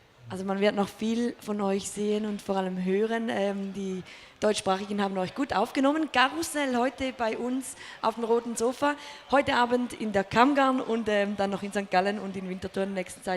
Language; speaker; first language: German; native; German